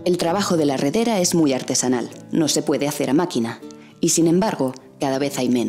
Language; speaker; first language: Spanish; native; Spanish